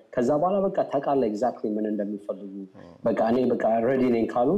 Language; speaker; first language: Amharic; early bilingual, other home language; English